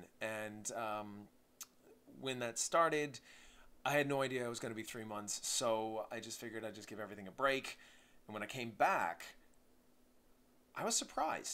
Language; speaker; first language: English; native; English